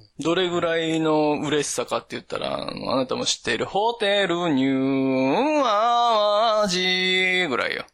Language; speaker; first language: Japanese; native; Japanese